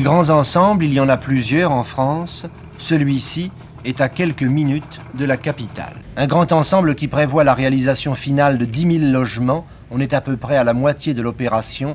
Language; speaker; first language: French; native; French